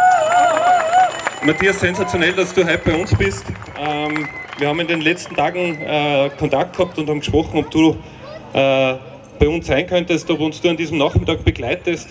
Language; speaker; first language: German; native; German